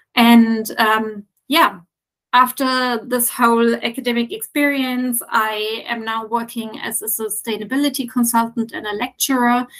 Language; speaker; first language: English; non-native, fluent; German